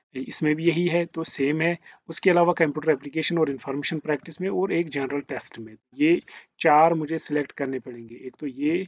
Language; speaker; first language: Hindi; native; Hindi